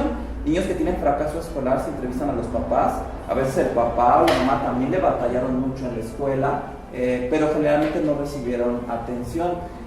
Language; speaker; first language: Spanish; native; Spanish